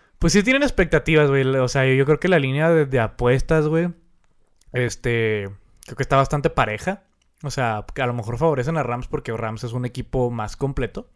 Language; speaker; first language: Spanish; native; Spanish